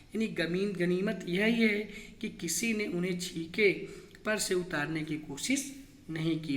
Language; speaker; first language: Hindi; native; Hindi